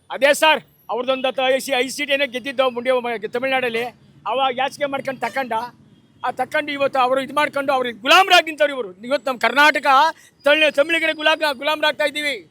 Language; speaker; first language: Kannada; native; Kannada